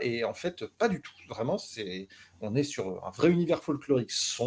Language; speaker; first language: French; native; French